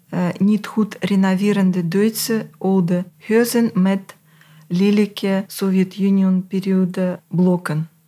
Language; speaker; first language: Dutch; non-native, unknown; Russian